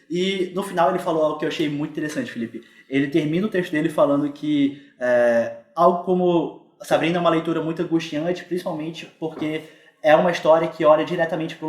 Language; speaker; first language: Portuguese; native; Portuguese